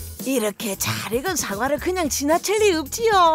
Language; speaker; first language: Korean; native; Korean